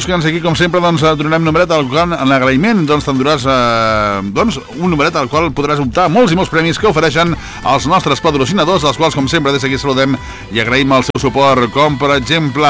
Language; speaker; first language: Catalan; native; Catalan